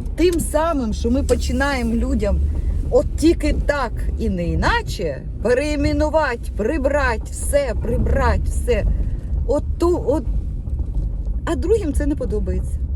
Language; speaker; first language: Ukrainian; non-native, local second language; Russian